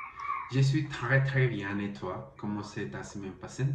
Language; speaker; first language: French; non-native, learner; Spanish